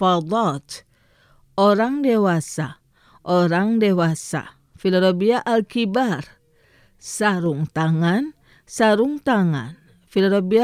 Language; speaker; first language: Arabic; non-native, fluent; Indonesian